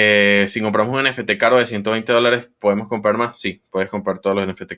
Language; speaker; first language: Spanish; native; Spanish